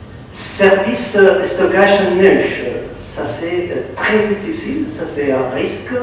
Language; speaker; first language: French; non-native, fluent; Catalan